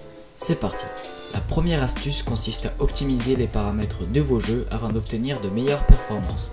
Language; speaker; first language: French; native; French